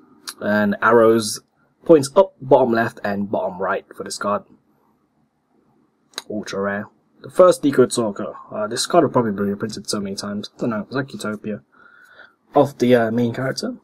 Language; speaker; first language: English; native; English